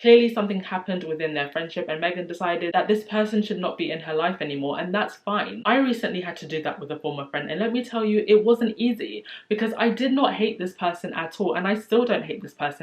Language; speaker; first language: English; native; English